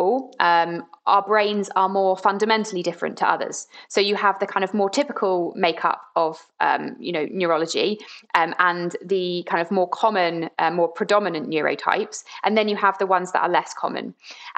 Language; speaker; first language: English; native; English